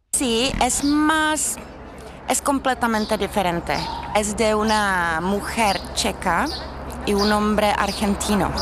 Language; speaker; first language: Spanish; non-native, learner; Czech